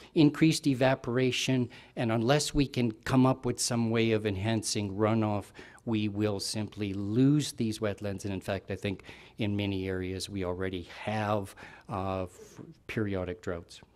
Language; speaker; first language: English; native; English